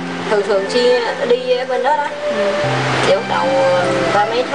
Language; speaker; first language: Chinese; non-native, learner; Vietnamese